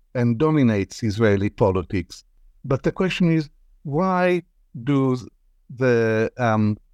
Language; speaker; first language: English; non-native, fluent; Arabic